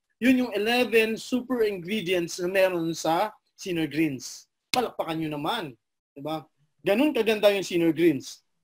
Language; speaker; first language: Filipino; non-native, local second language; Cebuano